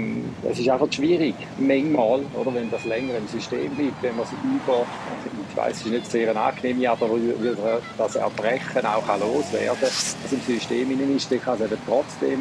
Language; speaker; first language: German; native; German